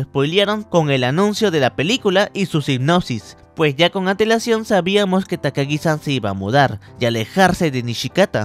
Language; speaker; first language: Spanish; native; Spanish